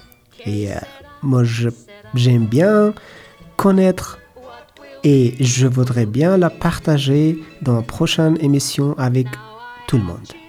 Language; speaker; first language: French; non-native, learner; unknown